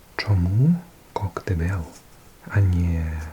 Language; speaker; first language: Ukrainian; non-native, learner; English